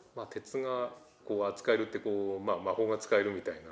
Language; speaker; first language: Japanese; native; Japanese